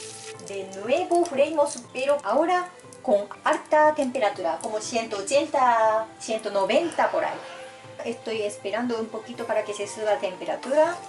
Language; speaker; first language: Spanish; non-native, fluent; Japanese